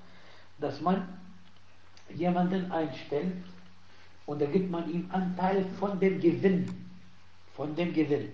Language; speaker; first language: German; non-native, fluent; Arabic